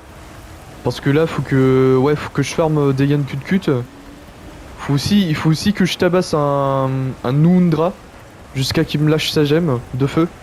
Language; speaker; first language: French; native; French